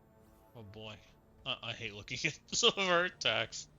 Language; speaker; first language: English; native; English